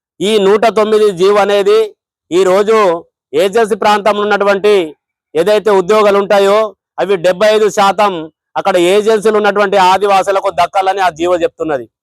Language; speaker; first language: Telugu; non-native, local second language; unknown